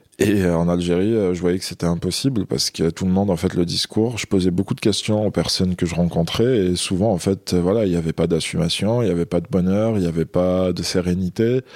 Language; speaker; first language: French; non-native, local second language; Kabyle